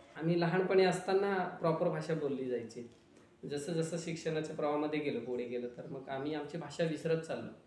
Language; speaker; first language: Marathi; non-native, local second language; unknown